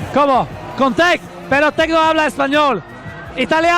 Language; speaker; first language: Spanish; non-native, learner; Polish